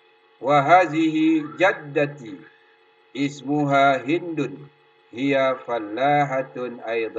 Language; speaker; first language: Arabic; non-native, fluent; Indonesian